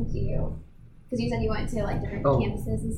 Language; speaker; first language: English; native; English